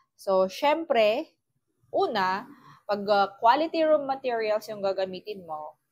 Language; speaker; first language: Filipino; non-native, local second language; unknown